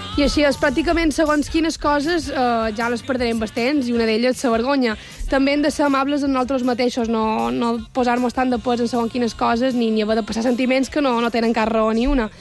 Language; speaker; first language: Catalan; native; Catalan